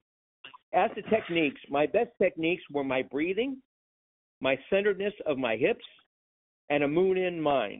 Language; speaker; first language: English; native; English